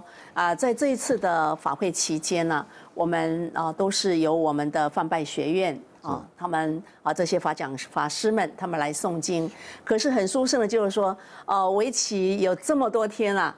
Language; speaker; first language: Chinese; native; Chinese